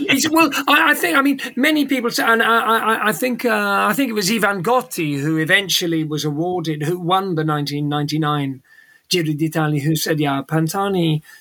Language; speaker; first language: English; native; English